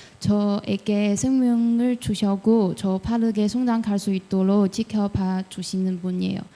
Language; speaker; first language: Korean; non-native, fluent; Chinese